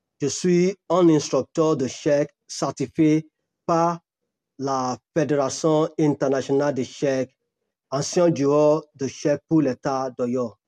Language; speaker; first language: French; non-native, learner; Yoruba